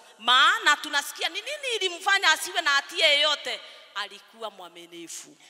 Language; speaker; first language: Swahili; non-native, local second language; Kikuyu